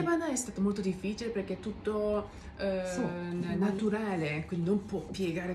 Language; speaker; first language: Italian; non-native, learner; Japanese